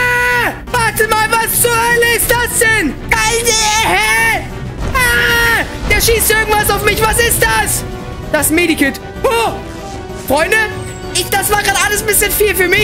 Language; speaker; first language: German; native; German